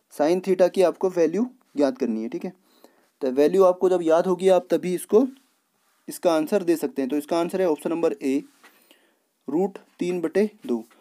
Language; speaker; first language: Hindi; native; Hindi